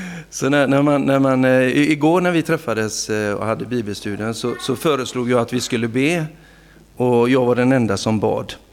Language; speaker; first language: Swedish; native; Swedish